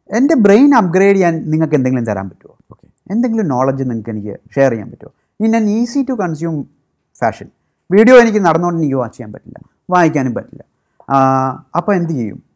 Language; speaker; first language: Malayalam; native; Malayalam